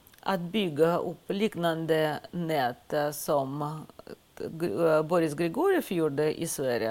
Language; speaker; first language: Swedish; non-native, fluent; Russian